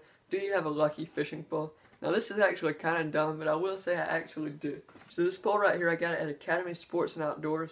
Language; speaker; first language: English; native; English